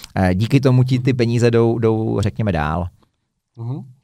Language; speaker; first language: Czech; native; Czech